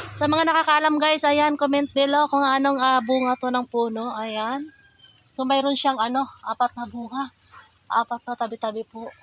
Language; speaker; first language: Filipino; non-native, local second language; Cebuano